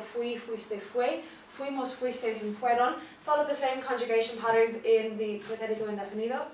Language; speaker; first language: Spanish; non-native, fluent; English